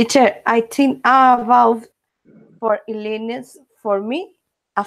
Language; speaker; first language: English; non-native, learner; Spanish